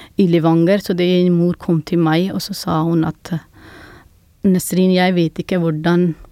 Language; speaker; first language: Norwegian; non-native, fluent; Urdu